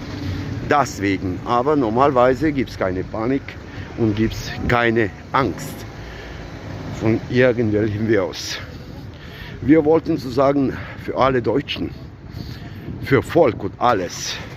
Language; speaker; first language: German; non-native, learner; Serbian